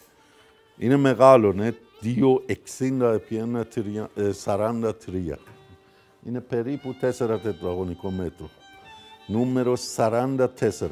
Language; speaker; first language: Greek; non-native, fluent; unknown